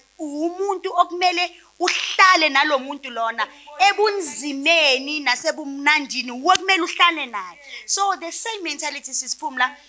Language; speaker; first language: Zulu; non-native, local second language; Southern Sotho